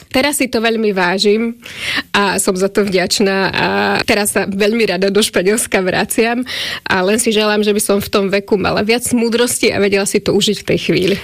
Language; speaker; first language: Slovak; native; Slovak